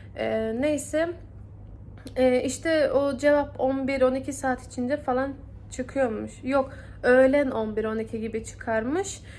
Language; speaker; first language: Turkish; early bilingual, heritage; Turkish